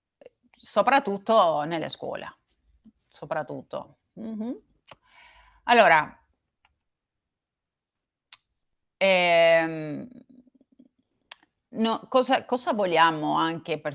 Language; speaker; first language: Italian; non-native, learner; Spanish